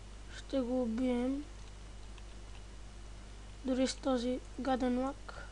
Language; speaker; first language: Bulgarian; native; Bulgarian